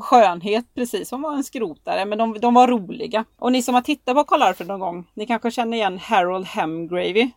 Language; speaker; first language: Swedish; native; Swedish